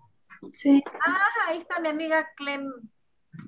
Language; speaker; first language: Spanish; native; Spanish